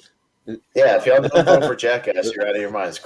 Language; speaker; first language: English; native; English